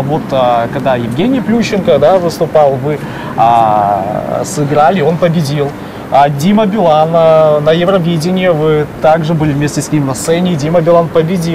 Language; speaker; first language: Russian; native; Russian